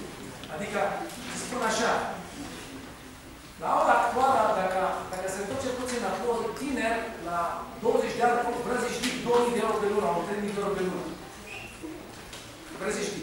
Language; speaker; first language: Romanian; non-native, learner; Hebrew